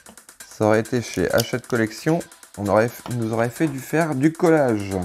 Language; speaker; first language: French; native; French